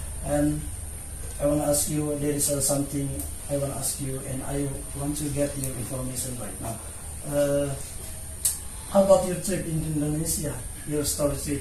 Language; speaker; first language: English; non-native, learner; Indonesian